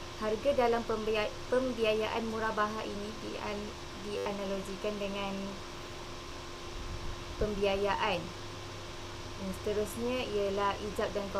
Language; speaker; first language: Malay; native; Malay